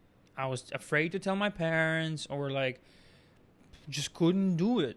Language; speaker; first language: English; non-native, fluent; Russian